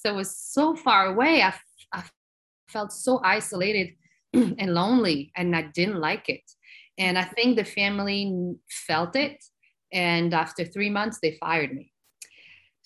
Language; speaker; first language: English; non-native, fluent; Arabic